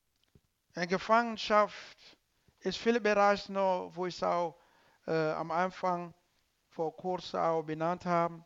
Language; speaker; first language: German; non-native, learner; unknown